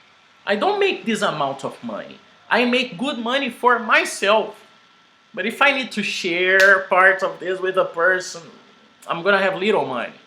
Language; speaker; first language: English; non-native, fluent; Portuguese